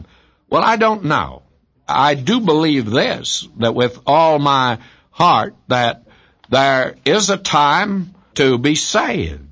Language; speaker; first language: English; native; English